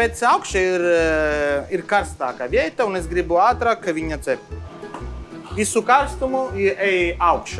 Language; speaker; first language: Latvian; non-native, learner; Italian